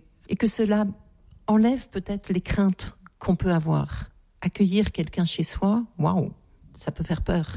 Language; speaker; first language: French; native; French